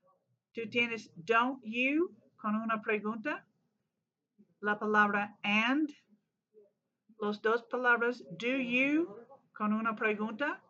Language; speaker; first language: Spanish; non-native, learner; English